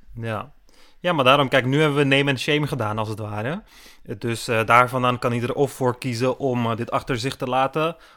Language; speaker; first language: Dutch; early bilingual, other home language; Turkish